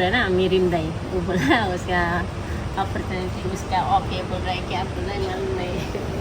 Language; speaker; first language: Hindi; non-native, learner; Nepali